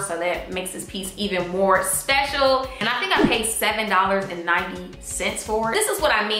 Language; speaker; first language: English; native; English